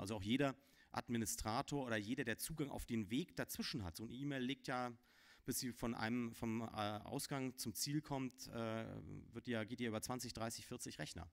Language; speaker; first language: German; native; German